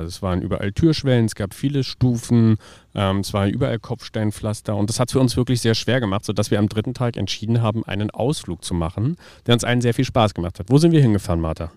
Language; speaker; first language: German; native; German